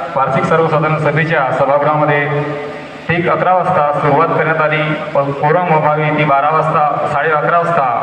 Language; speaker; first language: Marathi; native; Marathi